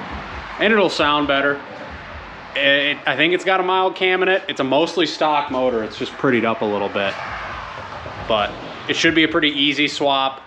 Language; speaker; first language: English; native; English